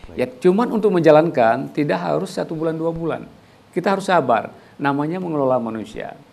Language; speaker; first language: Indonesian; native; Indonesian